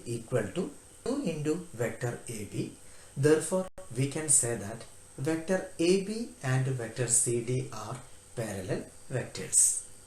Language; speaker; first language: English; non-native, local second language; Malayalam